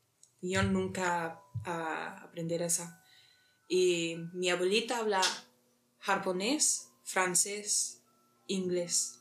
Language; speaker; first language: Spanish; early bilingual, heritage; English